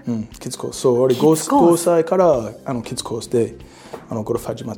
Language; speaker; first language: Japanese; non-native, learner; English